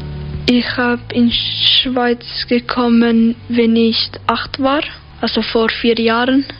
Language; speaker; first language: German; early bilingual, other home language; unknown